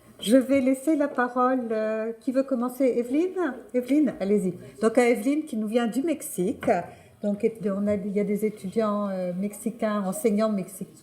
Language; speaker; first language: French; native; French